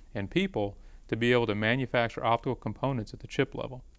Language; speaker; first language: English; native; English